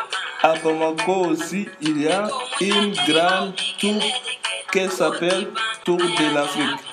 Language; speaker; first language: French; non-native, learner; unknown